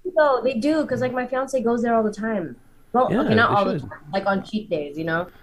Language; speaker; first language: English; native; English